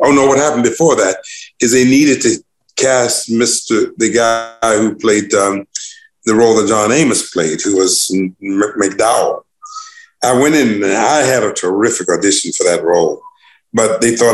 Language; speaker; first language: English; native; English